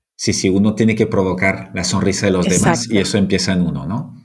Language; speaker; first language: Spanish; non-native, fluent; French